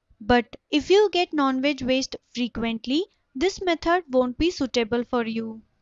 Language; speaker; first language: English; non-native, local second language; Tamil